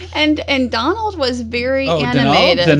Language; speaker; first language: English; native; English